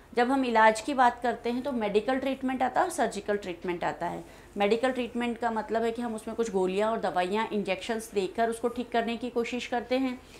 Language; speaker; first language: Hindi; native; Hindi